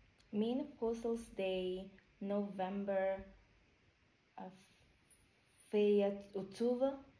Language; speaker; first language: Danish; non-native, learner; Filipino